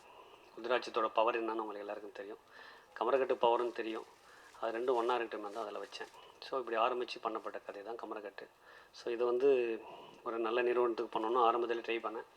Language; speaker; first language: Tamil; native; Tamil